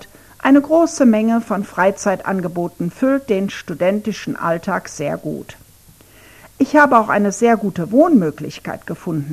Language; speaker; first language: German; non-native, fluent; Ukrainian